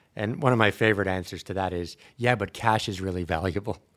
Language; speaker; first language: English; native; English